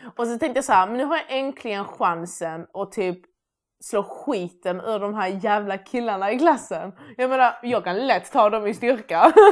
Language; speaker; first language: Swedish; early bilingual, other home language; Persian